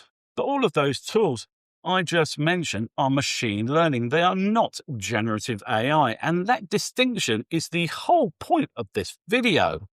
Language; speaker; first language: English; native; English